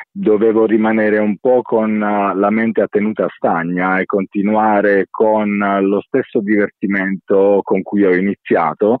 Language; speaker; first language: Italian; native; Italian